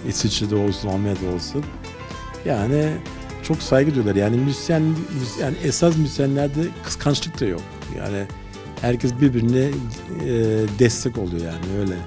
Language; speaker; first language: Turkish; early bilingual, heritage; Turkish